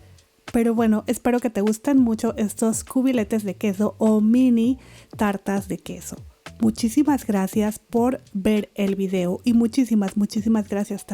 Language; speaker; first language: Spanish; native; Spanish